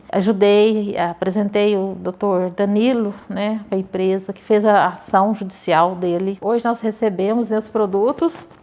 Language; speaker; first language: Portuguese; native; Portuguese